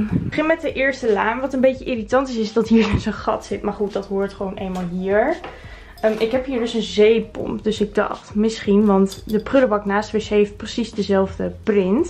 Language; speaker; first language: Dutch; native; Dutch